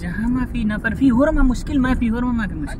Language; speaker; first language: Arabic; non-native, learner; Nepali